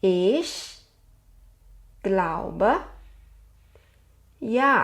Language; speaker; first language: German; non-native, fluent; Thai